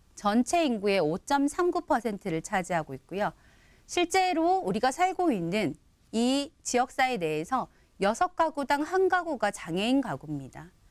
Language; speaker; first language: Korean; native; Korean